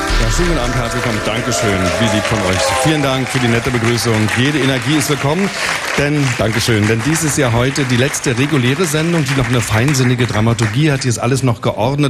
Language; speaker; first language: German; native; German